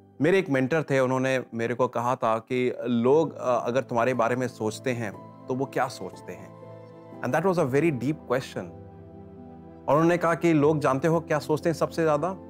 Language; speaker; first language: Hindi; native; Hindi